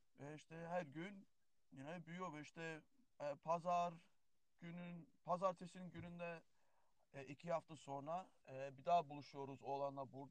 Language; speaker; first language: Turkish; early bilingual, heritage; Turkish